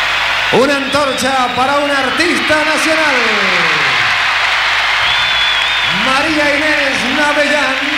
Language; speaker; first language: Spanish; native; Spanish